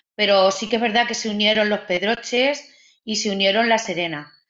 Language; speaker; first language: Spanish; native; Spanish